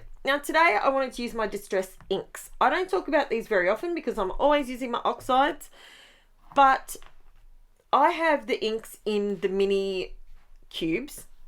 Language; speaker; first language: English; native; English